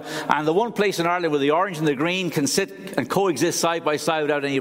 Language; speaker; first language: English; native; English